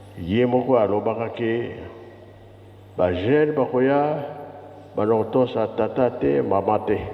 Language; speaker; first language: Lingala; non-native, local second language; Kongo